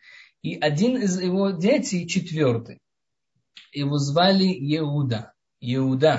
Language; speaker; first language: Russian; early bilingual, heritage; Russian